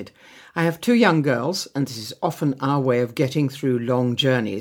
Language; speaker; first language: English; native; English